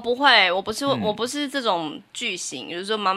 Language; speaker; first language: Chinese; native; Chinese